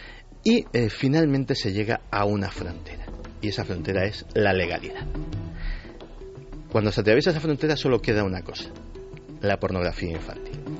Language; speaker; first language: Spanish; native; Spanish